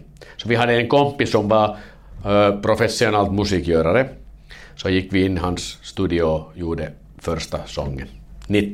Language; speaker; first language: Swedish; non-native, learner; Finnish